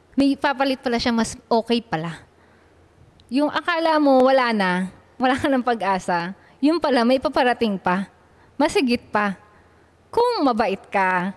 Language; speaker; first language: Filipino; native; Filipino